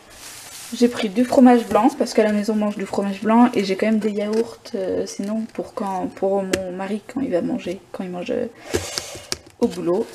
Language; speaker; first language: French; native; French